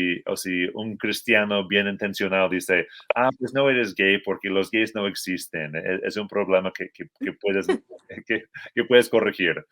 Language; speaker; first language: Spanish; non-native, fluent; English